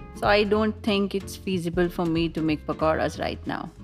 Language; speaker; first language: English; non-native, local second language; Punjabi